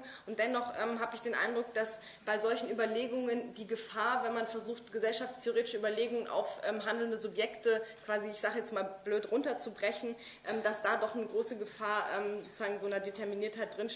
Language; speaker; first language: German; native; German